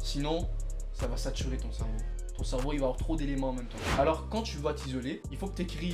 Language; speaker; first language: French; native; French